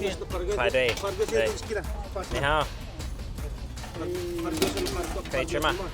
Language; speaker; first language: Chinese; non-native, learner; English